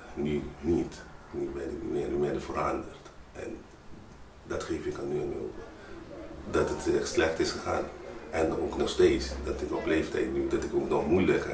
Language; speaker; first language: Dutch; non-native, fluent; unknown